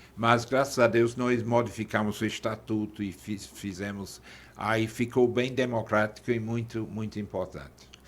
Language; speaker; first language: Portuguese; non-native, fluent; English